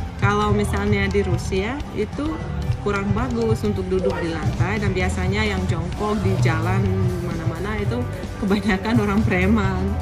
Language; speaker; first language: Indonesian; non-native, fluent; Russian